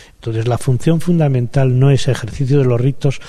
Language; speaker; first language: Spanish; native; Spanish